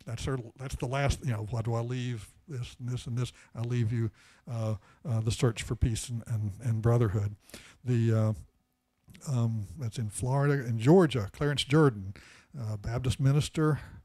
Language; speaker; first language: English; native; English